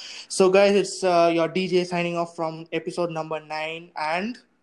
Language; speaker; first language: English; non-native, local second language; Tamil